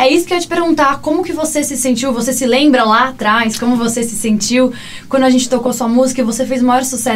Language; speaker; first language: Portuguese; native; Portuguese